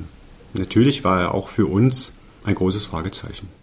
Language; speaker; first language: German; native; German